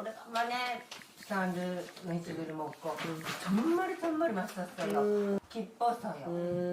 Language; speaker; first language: Korean; non-native, learner; Japanese